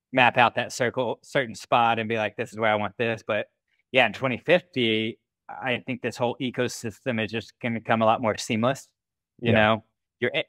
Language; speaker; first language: English; native; English